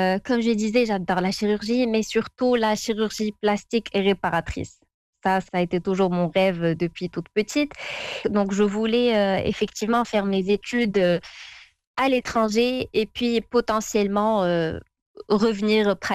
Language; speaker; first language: French; non-native, local second language; Arabic